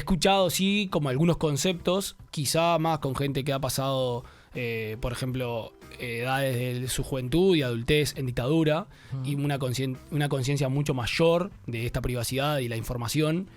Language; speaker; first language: Spanish; native; Spanish